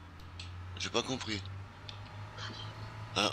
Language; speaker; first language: French; native; French